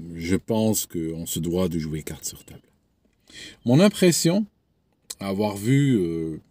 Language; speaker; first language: French; non-native, local second language; Arabic